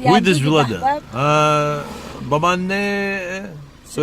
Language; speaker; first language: Turkish; non-native, learner; Abkhazian